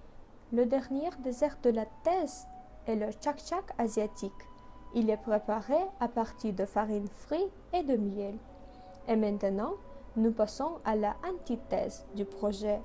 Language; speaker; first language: French; non-native, learner; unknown